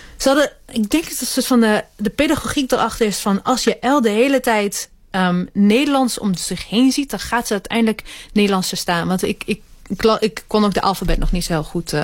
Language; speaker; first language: Dutch; early bilingual, other home language; Hebrew